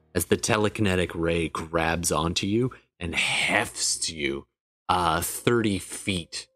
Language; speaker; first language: English; native; English